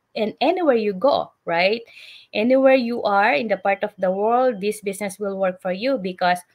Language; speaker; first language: English; non-native, local second language; Filipino